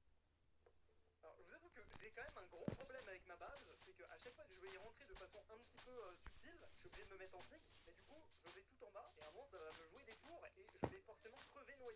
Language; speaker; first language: French; native; French